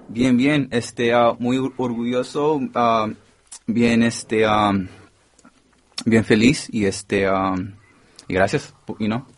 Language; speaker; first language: Spanish; early bilingual, heritage; Spanish